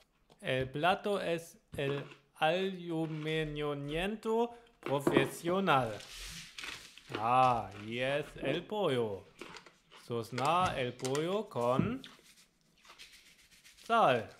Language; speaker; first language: Spanish; non-native, learner; German